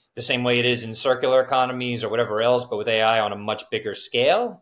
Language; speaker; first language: English; native; English